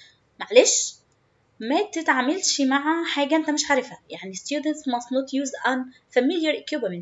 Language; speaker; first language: Arabic; native; Arabic